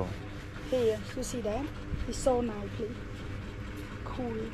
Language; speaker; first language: English; non-native, learner; Khmer